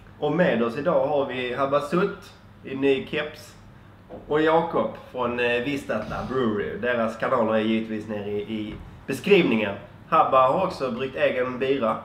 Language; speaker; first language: Swedish; native; Swedish